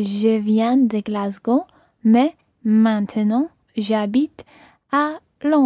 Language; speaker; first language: French; non-native, learner; English